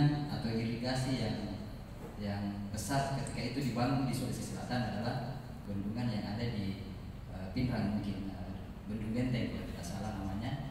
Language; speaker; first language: Indonesian; native; Indonesian